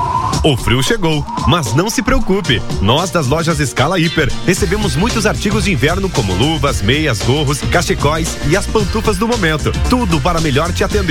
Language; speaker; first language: Portuguese; native; Portuguese